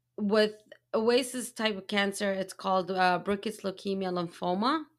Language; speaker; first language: English; early bilingual, other home language; Arabic